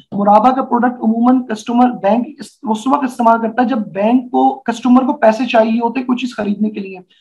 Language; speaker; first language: Urdu; native; Urdu